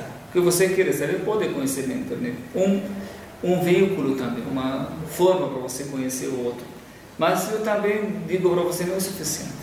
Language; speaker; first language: Portuguese; non-native, fluent; Arabic